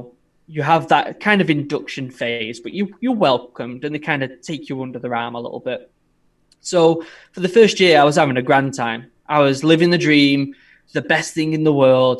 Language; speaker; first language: English; native; English